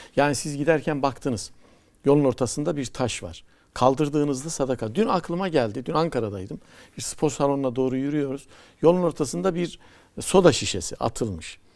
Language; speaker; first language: Turkish; native; Turkish